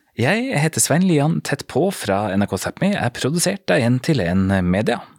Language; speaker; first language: Norwegian; native; Norwegian